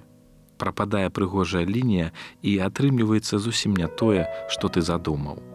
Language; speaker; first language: Belarusian; native; Belarusian